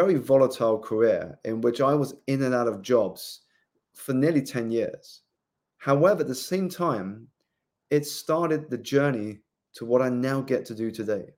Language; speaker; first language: English; native; English